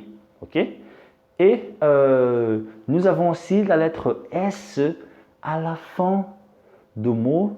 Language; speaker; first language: French; non-native, fluent; Portuguese